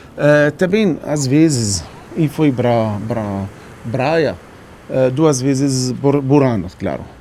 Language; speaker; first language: Portuguese; non-native, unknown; Arabic